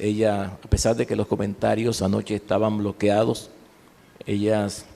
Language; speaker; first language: Spanish; native; Spanish